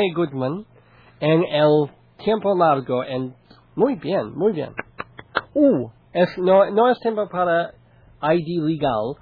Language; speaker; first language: Spanish; non-native, learner; English